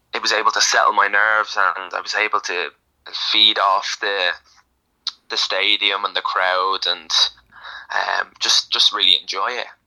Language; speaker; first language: English; native; English